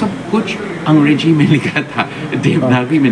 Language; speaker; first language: Hindi; non-native, fluent; English